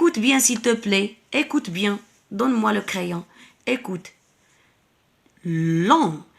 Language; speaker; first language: French; non-native, local second language; Arabic